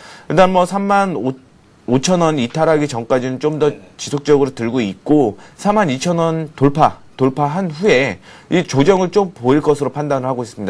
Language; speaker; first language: Korean; native; Korean